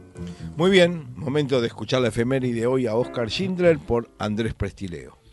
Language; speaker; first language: Spanish; native; Spanish